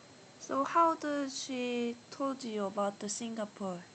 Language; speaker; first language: English; non-native, learner; Korean